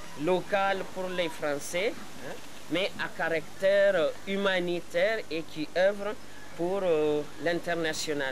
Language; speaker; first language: French; non-native, local second language; Hausa